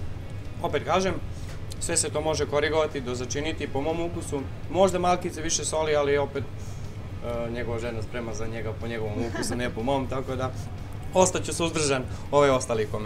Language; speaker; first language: Serbian; native; Serbian